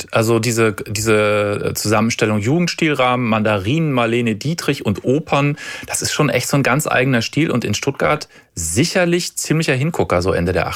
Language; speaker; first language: German; native; German